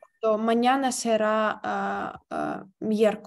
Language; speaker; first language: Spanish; non-native, fluent; Ukrainian